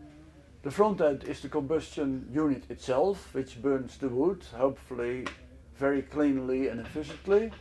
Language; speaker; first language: English; non-native, fluent; Dutch